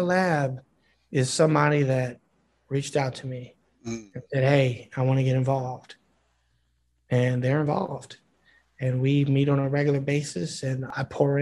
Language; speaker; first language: English; native; English